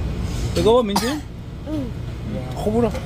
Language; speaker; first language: Korean; native; Korean